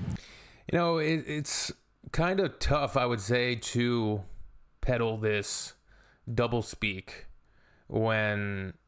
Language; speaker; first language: English; native; English